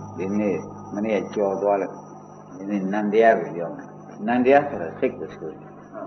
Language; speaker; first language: Burmese; native; Burmese